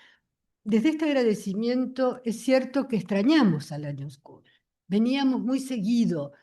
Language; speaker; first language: Spanish; native; Spanish